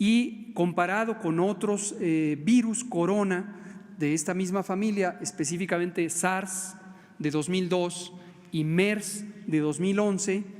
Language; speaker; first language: Spanish; native; Spanish